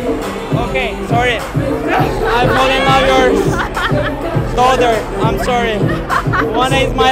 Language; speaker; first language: English; non-native, learner; Turkish